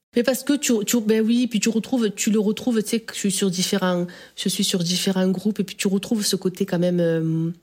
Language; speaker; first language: French; native; French